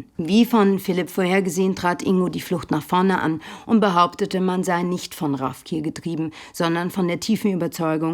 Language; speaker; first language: German; native; German